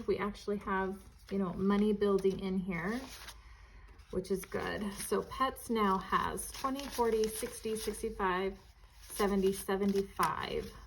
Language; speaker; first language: English; native; English